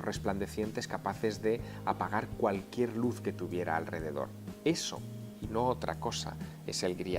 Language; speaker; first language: Spanish; native; Spanish